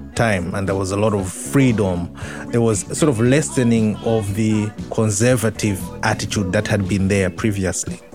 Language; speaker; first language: English; non-native, local second language; Nyanja